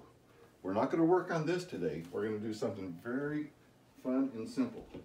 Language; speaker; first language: English; native; English